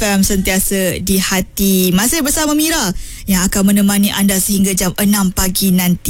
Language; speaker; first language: Malay; native; Malay